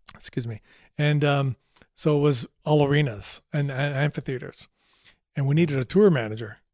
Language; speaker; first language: English; native; English